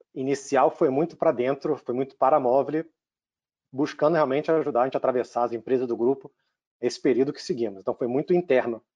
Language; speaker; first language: Portuguese; native; Portuguese